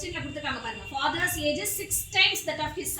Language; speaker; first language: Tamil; native; Tamil